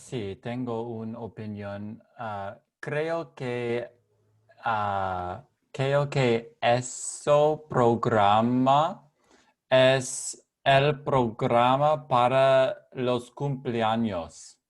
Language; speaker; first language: Spanish; non-native, learner; English